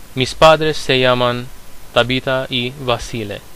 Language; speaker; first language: Spanish; non-native, fluent; Romanian